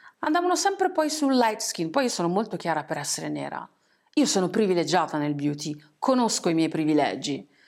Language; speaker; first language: Italian; early bilingual, other home language; English